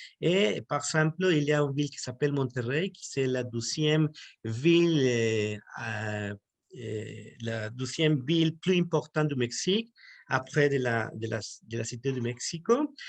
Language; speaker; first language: French; non-native, learner; Spanish